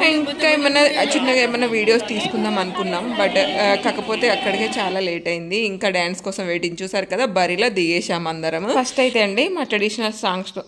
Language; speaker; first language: Telugu; non-native, local second language; Lambadi